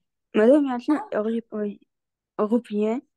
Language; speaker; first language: French; non-native, learner; Arabic